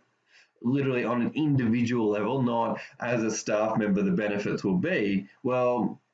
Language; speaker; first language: English; native; English